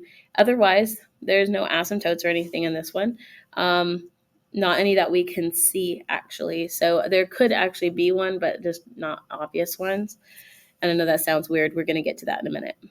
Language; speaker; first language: English; native; English